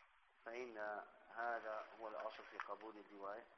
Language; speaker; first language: Arabic; native; Arabic